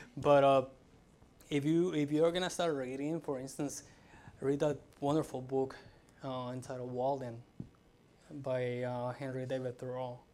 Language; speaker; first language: English; non-native, fluent; Spanish